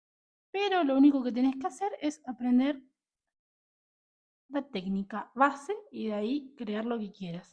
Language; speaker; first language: Spanish; native; Spanish